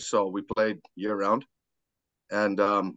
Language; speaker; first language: English; native; English